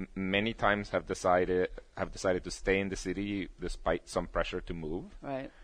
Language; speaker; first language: English; early bilingual, other home language; Spanish